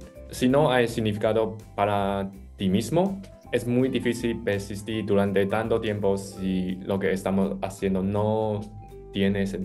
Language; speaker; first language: Spanish; non-native, fluent; Chinese